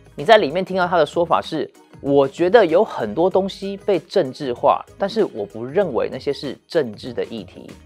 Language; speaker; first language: Chinese; native; Chinese